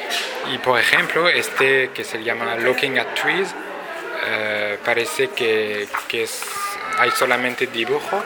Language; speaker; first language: Spanish; non-native, fluent; French